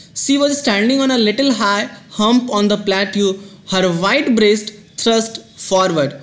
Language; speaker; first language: English; non-native, local second language; Hindi